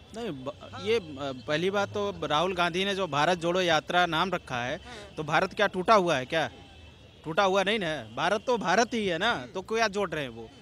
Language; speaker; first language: Hindi; native; Hindi